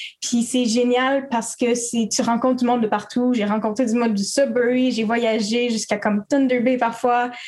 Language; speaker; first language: French; native; French